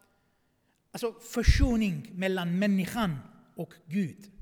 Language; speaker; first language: Swedish; non-native, fluent; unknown